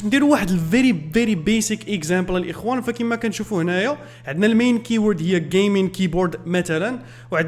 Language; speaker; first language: Arabic; native; Arabic